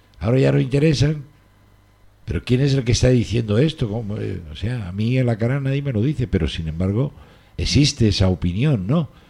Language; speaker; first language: Spanish; native; Spanish